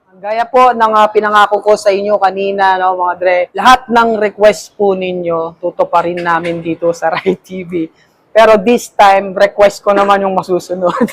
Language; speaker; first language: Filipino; native; Filipino